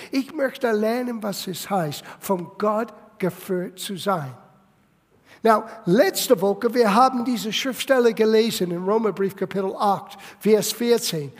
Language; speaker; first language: German; non-native, fluent; English